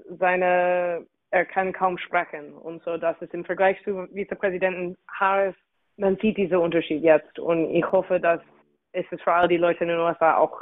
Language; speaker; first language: German; non-native, fluent; English